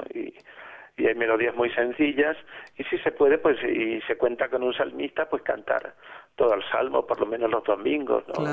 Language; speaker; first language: Spanish; native; Spanish